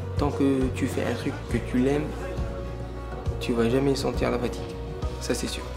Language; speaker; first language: French; non-native, local second language; Arabic